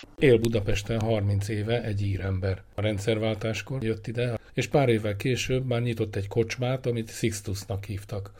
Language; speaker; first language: Hungarian; native; Hungarian